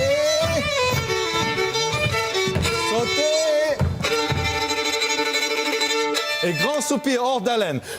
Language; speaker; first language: French; non-native, fluent; English